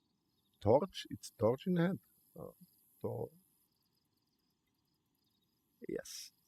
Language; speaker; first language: English; non-native, learner; Slovak